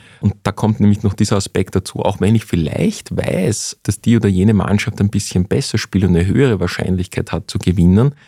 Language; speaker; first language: German; native; German